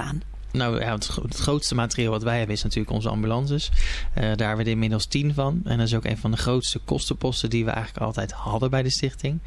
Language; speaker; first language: Dutch; native; Dutch